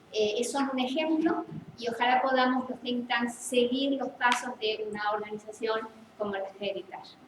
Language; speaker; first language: Spanish; native; Spanish